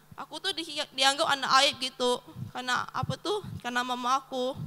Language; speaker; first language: Indonesian; early bilingual, other home language; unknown